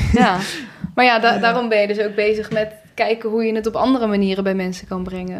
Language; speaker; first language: Dutch; native; Dutch